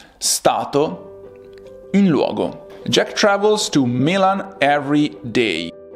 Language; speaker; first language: English; non-native, fluent; Italian